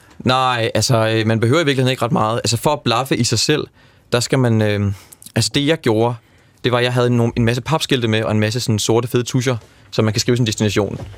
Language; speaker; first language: Danish; native; Danish